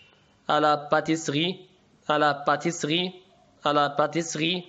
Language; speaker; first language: French; non-native, fluent; Arabic